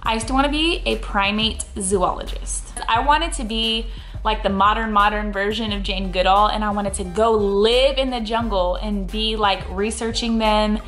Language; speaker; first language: English; native; English